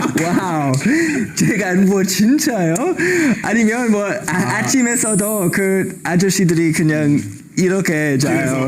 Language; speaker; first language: Korean; non-native, learner; English